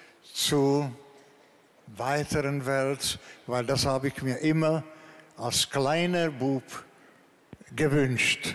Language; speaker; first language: German; non-native, fluent; Czech